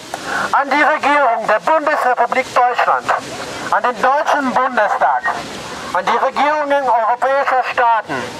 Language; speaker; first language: German; non-native, fluent; Ukrainian